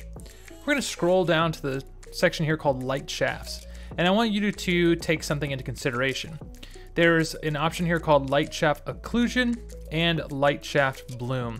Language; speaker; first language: English; native; English